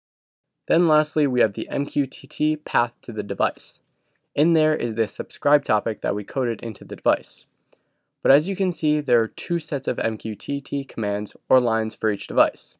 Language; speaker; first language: English; native; English